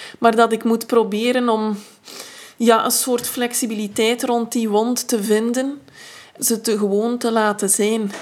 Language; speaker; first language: Dutch; native; Dutch